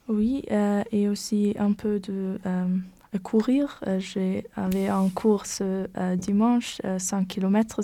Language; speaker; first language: French; non-native, learner; German